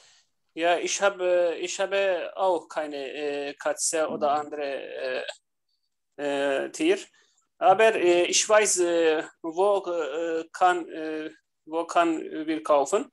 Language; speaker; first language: German; non-native, learner; Turkish